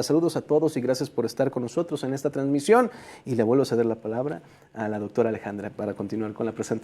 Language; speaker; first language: Spanish; native; Spanish